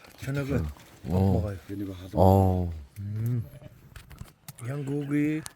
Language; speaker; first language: Korean; non-native, learner; Mongolian